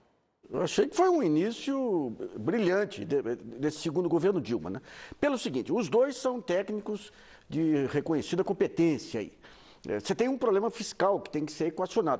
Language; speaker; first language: Portuguese; native; Portuguese